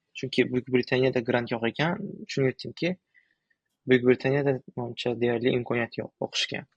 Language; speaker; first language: Uzbek; early bilingual, other home language; Tajik